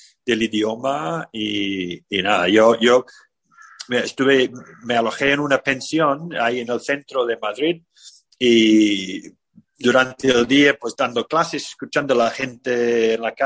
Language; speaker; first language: Spanish; non-native, fluent; English